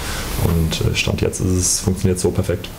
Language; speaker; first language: German; native; German